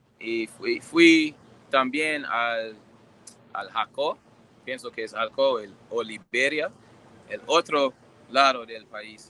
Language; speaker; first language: Spanish; non-native, learner; English